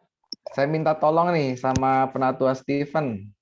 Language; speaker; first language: Indonesian; native; Indonesian